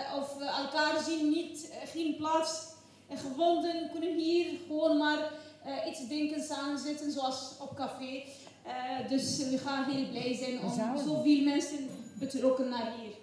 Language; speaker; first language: Dutch; non-native, learner; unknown